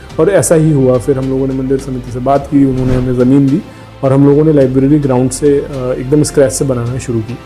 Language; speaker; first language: Hindi; native; Hindi